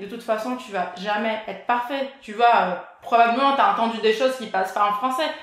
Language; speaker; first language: French; non-native, fluent; Portuguese